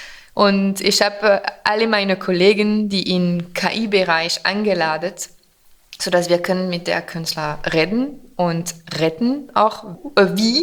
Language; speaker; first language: German; non-native, fluent; French